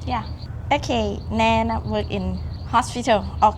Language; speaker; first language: English; non-native, learner; Thai